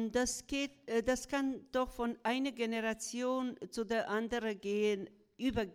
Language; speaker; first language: German; non-native, fluent; Croatian